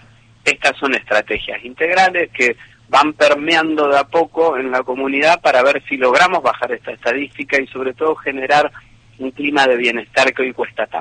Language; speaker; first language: Spanish; native; Spanish